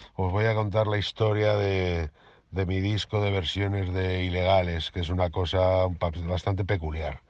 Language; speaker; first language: Spanish; native; Spanish